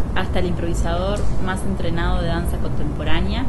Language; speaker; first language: Spanish; native; Spanish